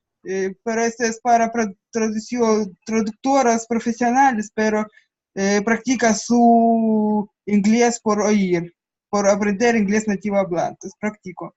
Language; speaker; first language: Spanish; non-native, learner; Russian